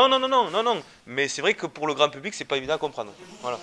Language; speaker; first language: French; native; French